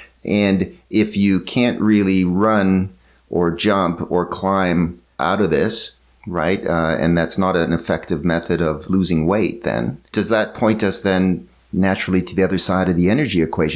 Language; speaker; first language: English; native; English